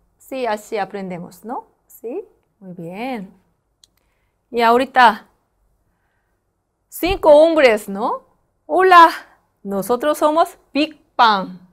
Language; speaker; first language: Spanish; non-native, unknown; Korean